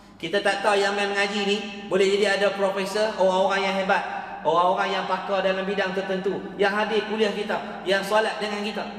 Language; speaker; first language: Malay; native; Malay